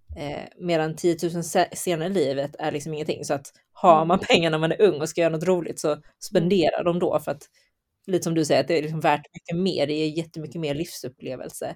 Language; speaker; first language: Swedish; early bilingual, other home language; Chinese